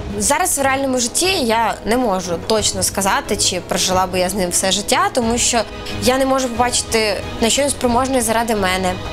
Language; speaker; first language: Ukrainian; native; Ukrainian